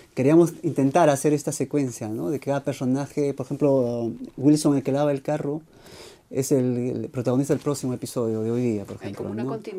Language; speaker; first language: Spanish; native; Spanish